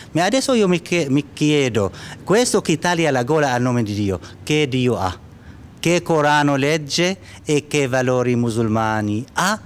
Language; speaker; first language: Italian; non-native, fluent; Arabic